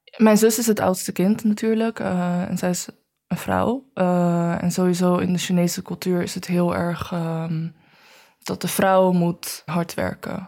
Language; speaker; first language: Dutch; early bilingual, other home language; Chinese